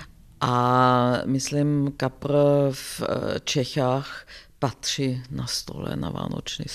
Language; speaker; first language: Czech; non-native, fluent; German